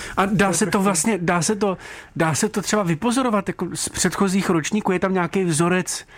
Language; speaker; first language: Czech; native; Czech